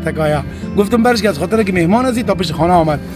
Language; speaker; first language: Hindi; non-native, local second language; Baluchi